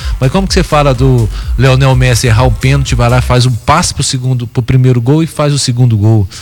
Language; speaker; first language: Portuguese; native; Portuguese